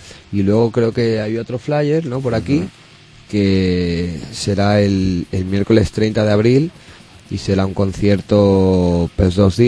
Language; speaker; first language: Spanish; non-native, learner; English